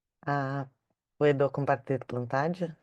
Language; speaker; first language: Spanish; non-native, learner; Portuguese